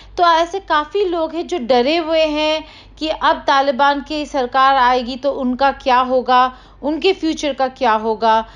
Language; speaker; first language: Urdu; native; Urdu